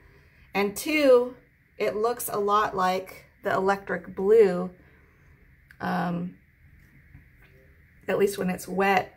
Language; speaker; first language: English; native; English